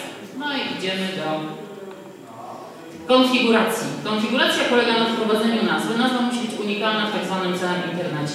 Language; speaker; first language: Polish; native; Polish